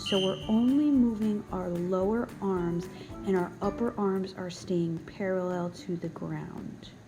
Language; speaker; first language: English; native; English